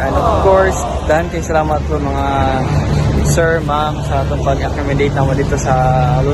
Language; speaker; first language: Filipino; non-native, local second language; Cebuano